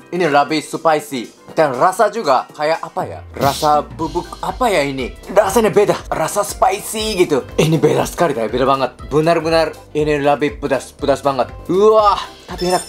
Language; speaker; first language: Indonesian; non-native, learner; Japanese